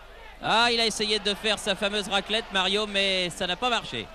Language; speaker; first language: French; native; French